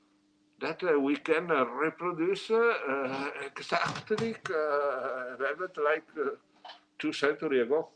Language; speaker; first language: English; non-native, learner; Italian